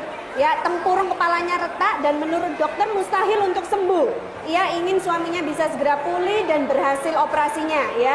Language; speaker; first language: Indonesian; native; Indonesian